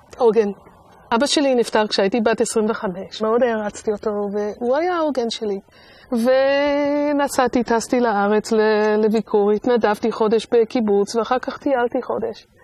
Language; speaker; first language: Hebrew; non-native, fluent; English